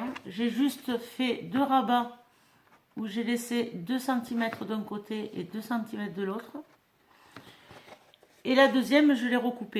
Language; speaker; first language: French; native; French